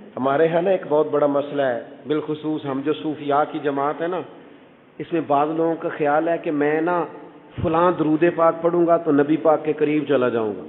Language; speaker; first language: Urdu; non-native, local second language; Punjabi